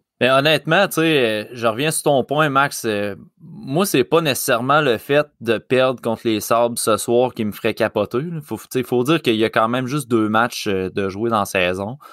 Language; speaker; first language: French; native; French